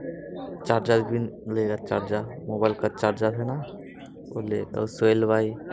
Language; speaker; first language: Hindi; non-native, learner; Bangla